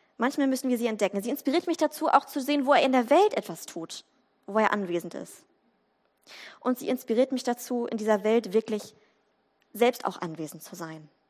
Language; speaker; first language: German; native; German